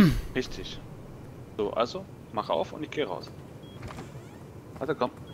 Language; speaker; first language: German; native; German